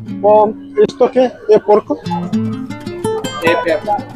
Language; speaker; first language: Portuguese; non-native, learner; Bangla